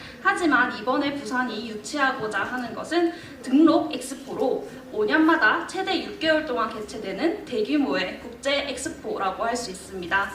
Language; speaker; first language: Korean; native; Korean